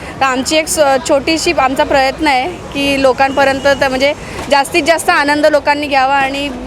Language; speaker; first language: Marathi; native; Marathi